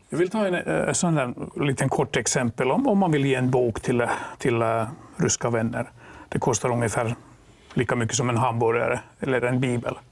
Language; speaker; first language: Swedish; non-native, local second language; Finnish